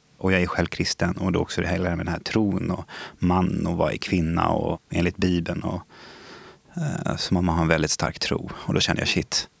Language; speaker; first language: Swedish; native; Swedish